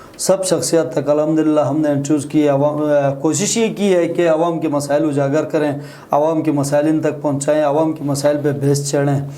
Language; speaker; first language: Urdu; non-native, local second language; Shina